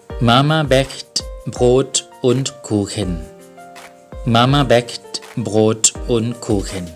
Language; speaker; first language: German; non-native, fluent; Thai